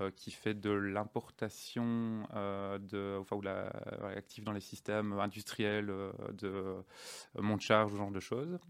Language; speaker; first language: French; native; French